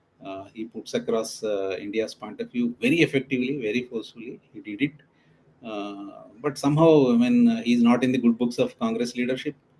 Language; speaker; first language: English; non-native, local second language; Telugu